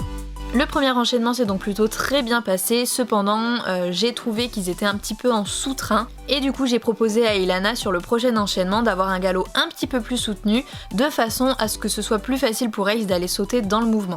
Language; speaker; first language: French; native; French